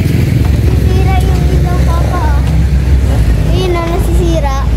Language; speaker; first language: Filipino; native; Filipino